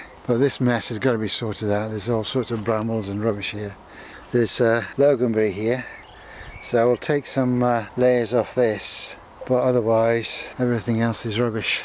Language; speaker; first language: English; native; English